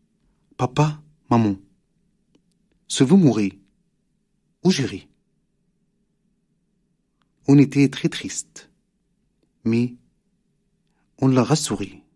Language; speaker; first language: French; non-native, learner; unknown